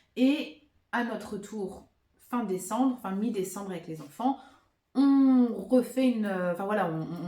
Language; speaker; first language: French; native; French